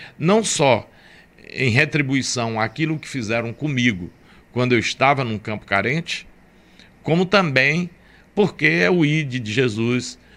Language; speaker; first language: Portuguese; native; Portuguese